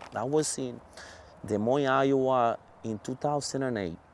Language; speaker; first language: English; non-native, fluent; Spanish